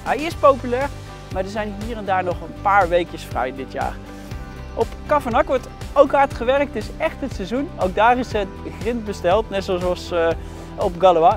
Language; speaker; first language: Dutch; native; Dutch